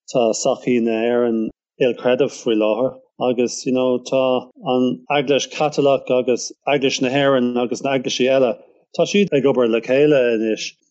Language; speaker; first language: Irish; non-native, local second language; English